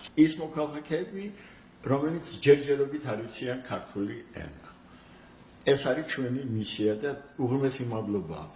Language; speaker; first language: Georgian; non-native, local second language; Azerbaijani